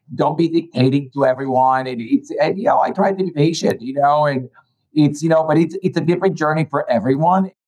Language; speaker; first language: English; early bilingual, other home language; Spanish